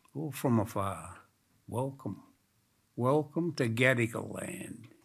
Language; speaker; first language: English; native; English